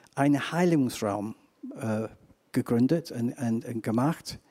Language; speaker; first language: German; non-native, fluent; English